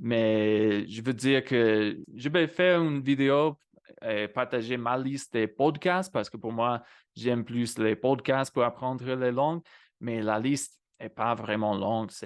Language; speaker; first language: French; non-native, fluent; English